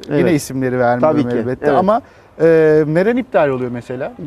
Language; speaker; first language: Turkish; native; Turkish